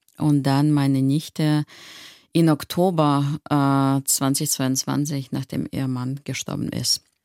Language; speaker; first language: German; non-native, fluent; Russian